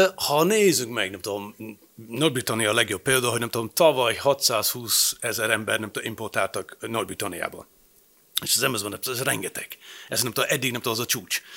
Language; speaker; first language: Hungarian; non-native, fluent; English